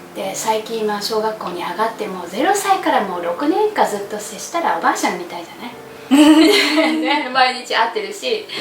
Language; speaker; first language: Japanese; non-native, fluent; Vietnamese